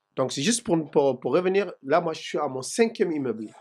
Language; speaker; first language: French; non-native, local second language; Fula